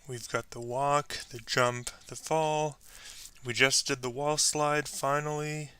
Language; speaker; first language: English; native; English